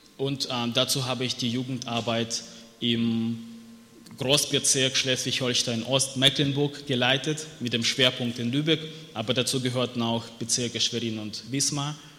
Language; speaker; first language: German; non-native, fluent; Russian